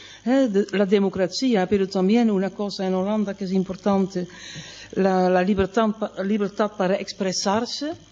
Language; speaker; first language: Spanish; non-native, fluent; Dutch